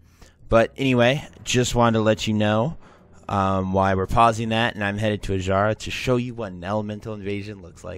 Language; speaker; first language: English; native; English